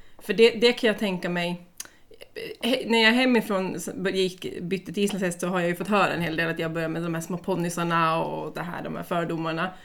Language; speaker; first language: Swedish; native; Swedish